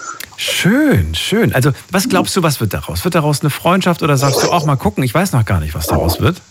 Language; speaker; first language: German; native; German